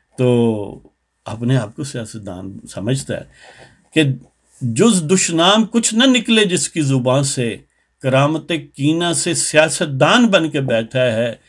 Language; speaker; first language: Urdu; native; Urdu